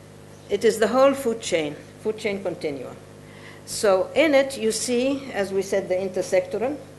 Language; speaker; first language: English; non-native, fluent; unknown